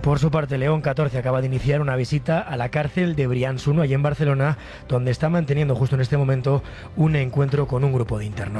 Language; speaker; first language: Spanish; native; Spanish